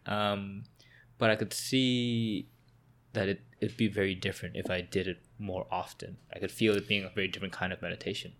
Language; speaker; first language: English; native; English